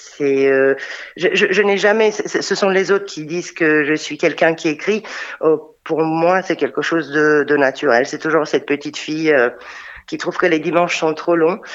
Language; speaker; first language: French; non-native, fluent; Romanian